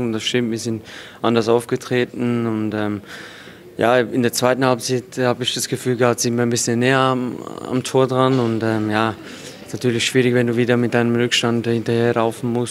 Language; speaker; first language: German; native; German